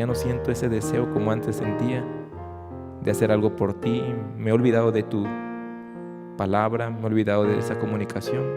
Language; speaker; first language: Spanish; native; Spanish